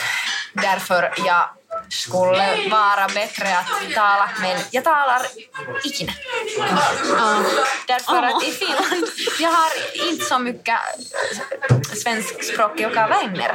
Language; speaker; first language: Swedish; non-native, learner; Finnish